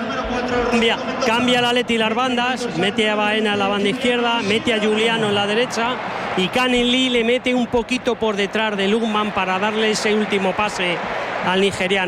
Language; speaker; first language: Spanish; native; Spanish